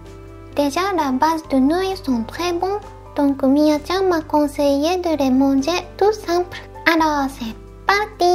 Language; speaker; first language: French; non-native, fluent; Japanese